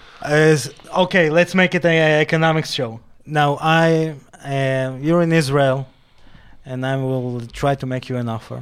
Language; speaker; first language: English; non-native, fluent; Hebrew